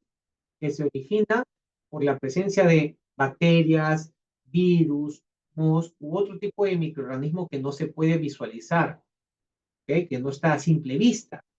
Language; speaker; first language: Spanish; native; Spanish